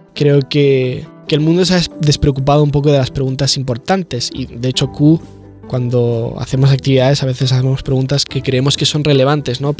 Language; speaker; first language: Spanish; native; Spanish